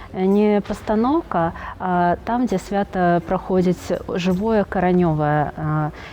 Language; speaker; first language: Belarusian; non-native, local second language; Russian